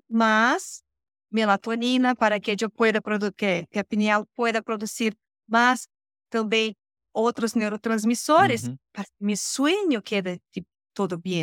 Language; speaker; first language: Spanish; non-native, learner; Portuguese